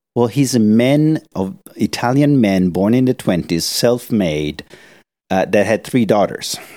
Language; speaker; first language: English; non-native, fluent; Italian